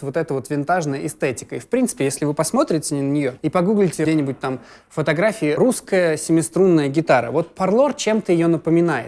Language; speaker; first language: Russian; native; Russian